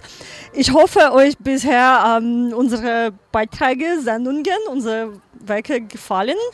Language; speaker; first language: German; non-native, learner; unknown